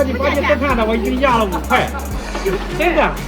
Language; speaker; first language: Chinese; native; Chinese